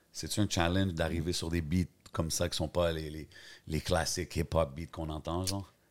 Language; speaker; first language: French; native; French